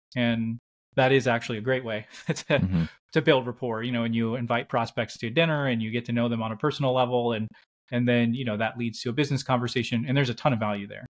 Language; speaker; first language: English; native; English